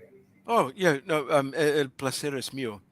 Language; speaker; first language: Spanish; non-native, learner; English